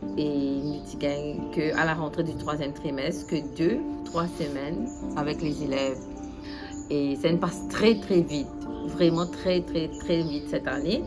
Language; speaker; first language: French; non-native, local second language; Morisyen